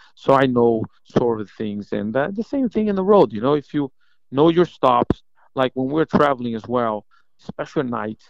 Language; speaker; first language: English; non-native, fluent; Portuguese